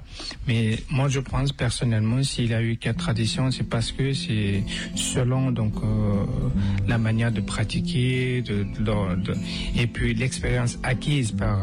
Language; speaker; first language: French; non-native, fluent; Tibetan